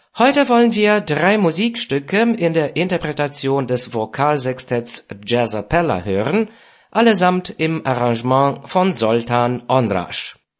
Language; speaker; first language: German; non-native, fluent; Romanian